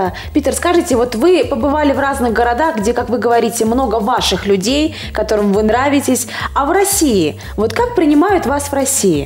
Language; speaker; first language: Russian; native; Russian